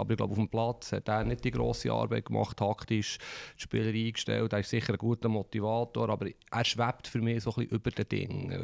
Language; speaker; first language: German; native; German